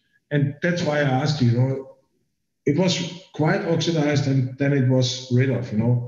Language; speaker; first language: English; non-native, fluent; German